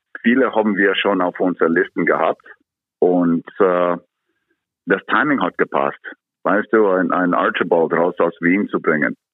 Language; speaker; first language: German; non-native, fluent; English